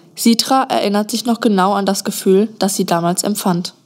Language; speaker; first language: German; native; German